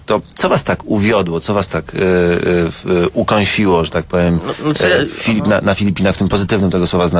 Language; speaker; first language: Polish; native; Polish